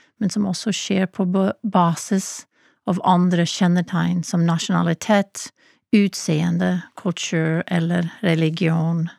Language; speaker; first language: Norwegian; non-native, fluent; English